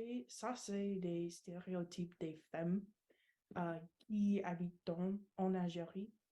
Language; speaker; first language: French; non-native, learner; English